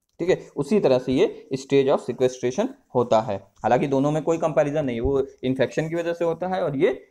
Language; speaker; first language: Hindi; native; Hindi